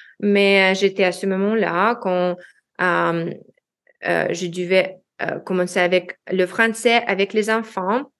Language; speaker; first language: French; non-native, learner; Russian